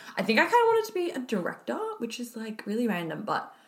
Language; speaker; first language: English; native; English